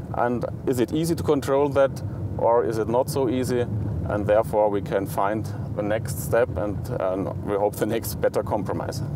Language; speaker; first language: English; non-native, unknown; German